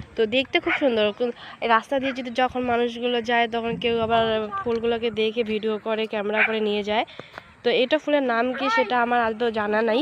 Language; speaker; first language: Bangla; non-native, local second language; Rangpuri